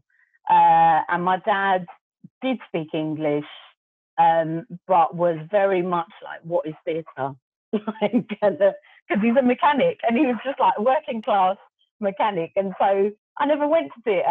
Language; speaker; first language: English; non-native, local second language; Gujarati